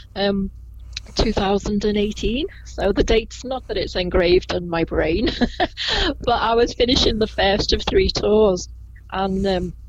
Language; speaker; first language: English; native; English